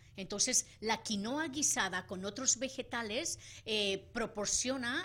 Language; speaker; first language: Spanish; native; Spanish